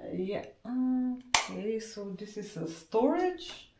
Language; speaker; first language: English; non-native, learner; Russian